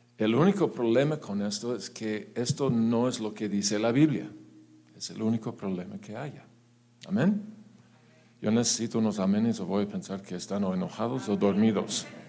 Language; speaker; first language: Spanish; non-native, fluent; English